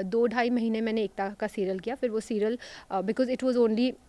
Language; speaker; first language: Hindi; native; Hindi